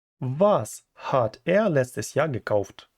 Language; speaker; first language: German; non-native, fluent; Ukrainian